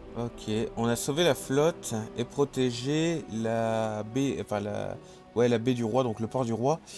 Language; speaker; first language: French; native; French